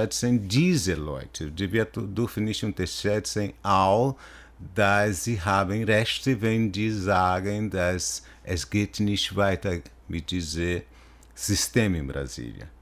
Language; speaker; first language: German; non-native, learner; Portuguese